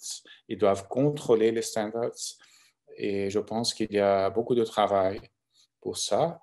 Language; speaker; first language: French; non-native, local second language; German